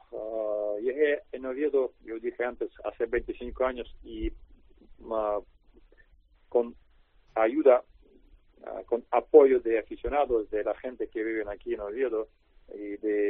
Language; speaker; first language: Spanish; non-native, learner; Russian